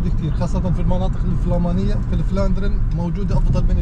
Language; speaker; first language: Arabic; native; Arabic